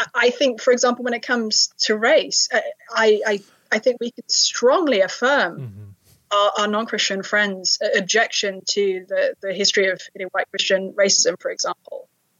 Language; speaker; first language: English; native; English